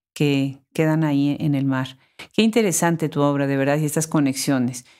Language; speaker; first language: Spanish; native; Spanish